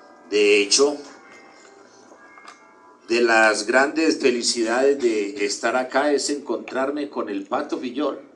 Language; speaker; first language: Spanish; native; Spanish